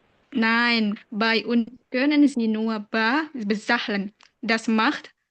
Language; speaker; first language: German; non-native, learner; Indonesian